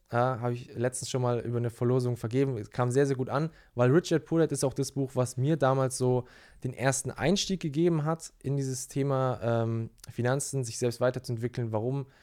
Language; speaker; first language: German; native; German